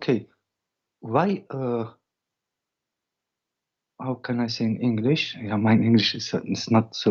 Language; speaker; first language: English; non-native, learner; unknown